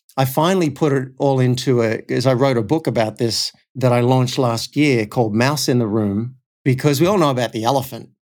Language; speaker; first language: English; native; English